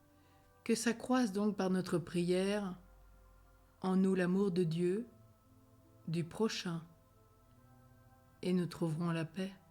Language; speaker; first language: French; native; French